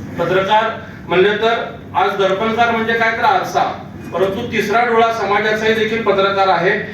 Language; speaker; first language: Marathi; native; Marathi